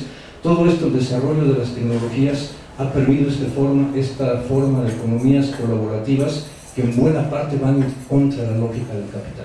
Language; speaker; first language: Spanish; native; Spanish